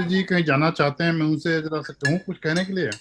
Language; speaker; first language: Hindi; native; Hindi